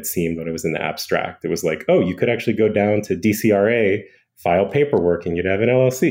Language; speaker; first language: English; native; English